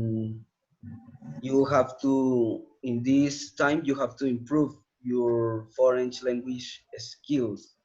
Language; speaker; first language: English; non-native, learner; Spanish